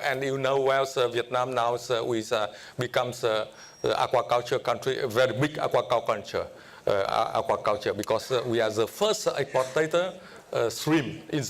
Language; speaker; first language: English; non-native, fluent; Vietnamese